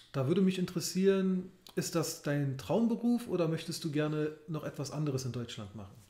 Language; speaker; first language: German; native; German